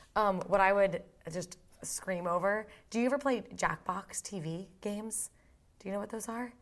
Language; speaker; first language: English; native; English